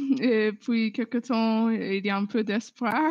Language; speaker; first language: French; non-native, learner; English